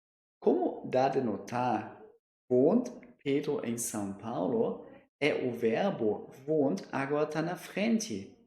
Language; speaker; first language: Portuguese; non-native, fluent; German